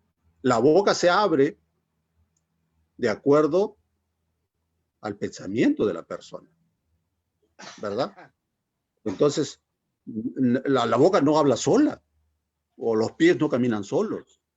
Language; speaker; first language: Spanish; native; Spanish